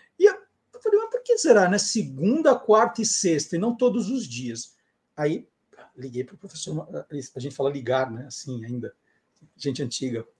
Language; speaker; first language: Portuguese; native; Portuguese